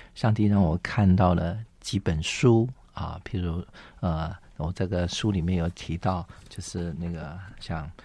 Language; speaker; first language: Chinese; native; Chinese